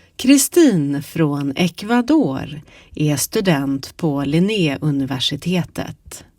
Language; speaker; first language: Swedish; native; Swedish